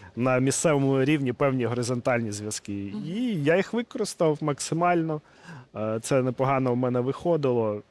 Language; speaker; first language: Ukrainian; non-native, local second language; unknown